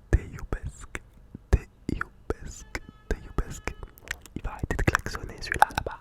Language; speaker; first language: French; native; French